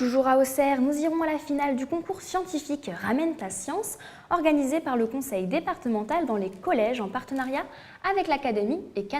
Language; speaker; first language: French; native; French